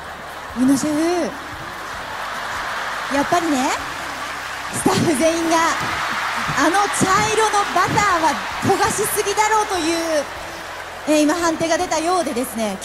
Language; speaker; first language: Japanese; native; Japanese